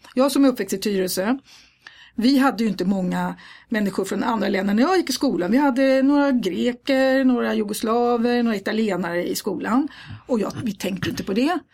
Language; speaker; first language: Swedish; native; Swedish